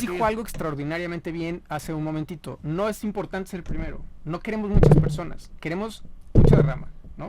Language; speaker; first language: Spanish; native; Spanish